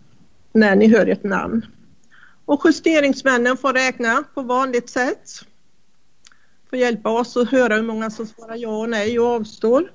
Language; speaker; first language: Swedish; native; Swedish